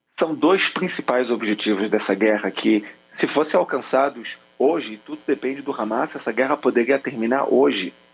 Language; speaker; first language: Portuguese; native; Portuguese